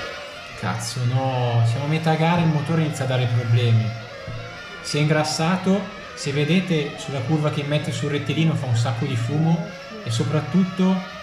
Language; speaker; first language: Italian; native; Italian